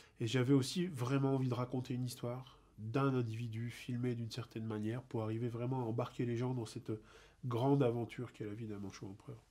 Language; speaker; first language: French; native; French